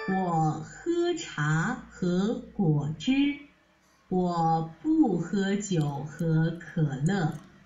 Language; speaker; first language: Chinese; non-native, learner; Vietnamese